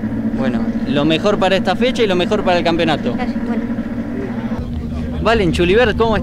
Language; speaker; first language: Spanish; native; Spanish